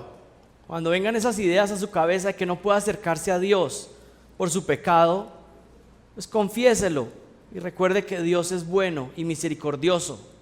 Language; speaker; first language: Spanish; native; Spanish